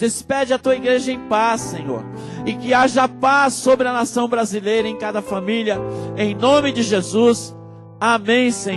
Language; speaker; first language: Portuguese; native; Portuguese